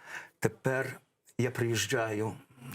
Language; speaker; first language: Ukrainian; early bilingual, heritage; English